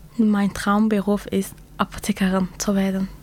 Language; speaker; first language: German; non-native, learner; Kurdish